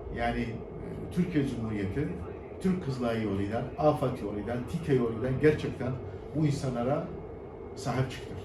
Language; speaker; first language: Turkish; early bilingual, heritage; Turkish